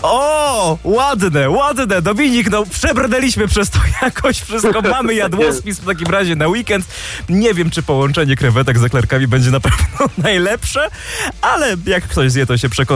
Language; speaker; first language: Polish; native; Polish